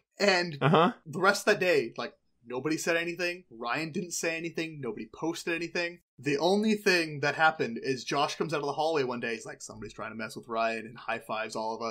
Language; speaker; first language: English; native; English